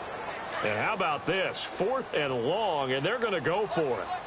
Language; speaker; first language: English; native; English